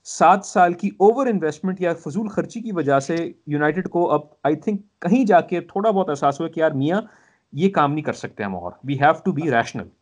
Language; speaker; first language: Urdu; native; Urdu